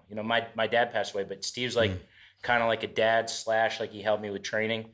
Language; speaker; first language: English; native; English